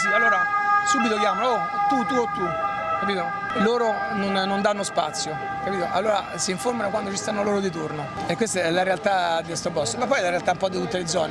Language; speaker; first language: Italian; native; Italian